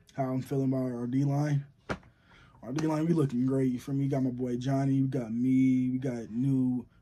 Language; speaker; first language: English; native; English